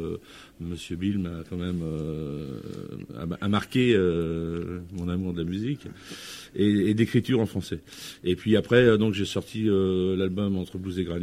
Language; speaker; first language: French; native; French